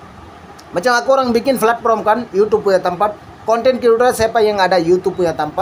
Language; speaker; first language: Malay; non-native, learner; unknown